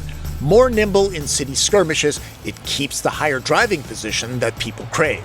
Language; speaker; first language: English; native; English